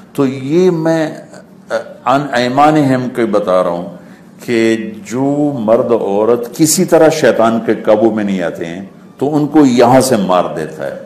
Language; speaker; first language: Urdu; non-native, local second language; Punjabi